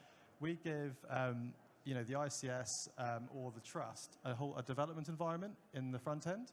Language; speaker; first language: English; native; English